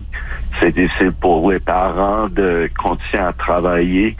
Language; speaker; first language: French; non-native, fluent; English